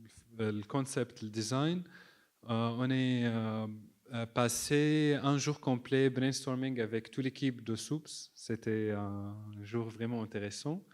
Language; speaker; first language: French; non-native, fluent; Arabic